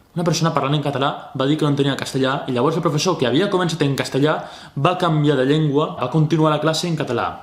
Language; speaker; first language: Catalan; native; Catalan